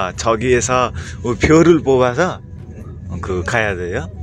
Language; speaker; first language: Korean; non-native, learner; Nepali